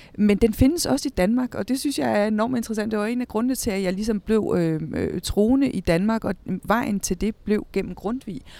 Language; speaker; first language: Danish; early bilingual, other home language; Spanish